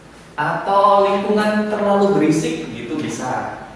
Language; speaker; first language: Indonesian; native; Indonesian